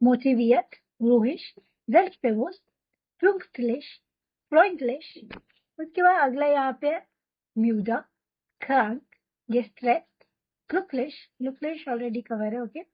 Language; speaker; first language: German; non-native, fluent; Hindi